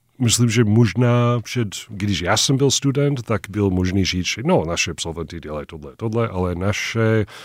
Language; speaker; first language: Czech; non-native, fluent; English